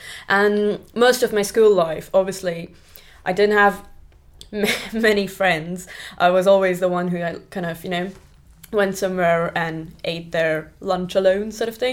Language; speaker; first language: English; non-native, local second language; Marathi